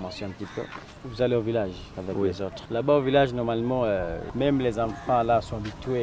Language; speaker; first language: French; non-native, learner; Swahili